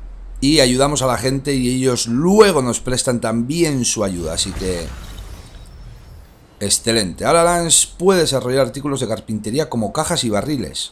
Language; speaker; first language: Spanish; native; Spanish